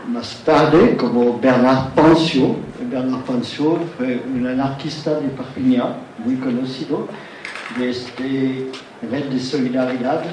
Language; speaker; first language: Spanish; non-native, learner; French